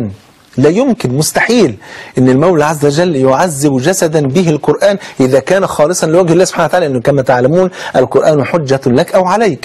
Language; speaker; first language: Arabic; native; Arabic